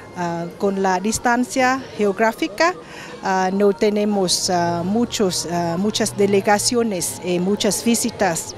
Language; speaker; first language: Spanish; non-native, fluent; Vietnamese